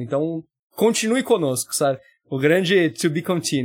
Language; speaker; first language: Portuguese; native; Portuguese